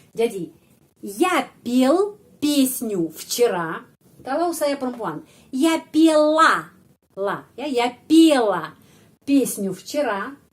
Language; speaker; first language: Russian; non-native, fluent; Indonesian